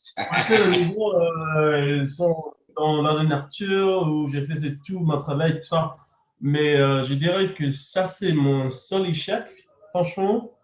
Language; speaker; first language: French; non-native, fluent; English